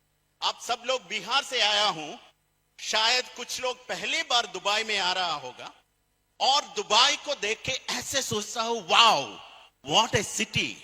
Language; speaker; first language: Hindi; non-native, fluent; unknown